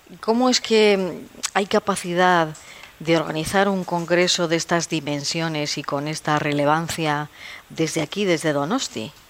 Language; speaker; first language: Spanish; native; Spanish